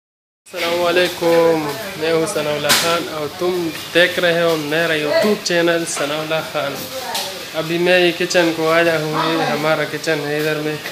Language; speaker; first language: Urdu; non-native, local second language; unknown